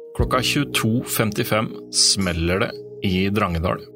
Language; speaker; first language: Norwegian; native; Norwegian